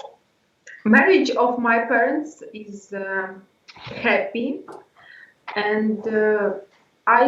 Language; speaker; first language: English; non-native, learner; Ukrainian